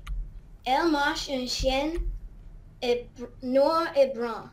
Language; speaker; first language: French; non-native, learner; English